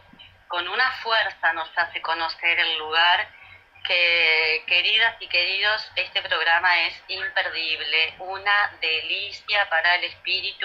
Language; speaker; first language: Spanish; native; Spanish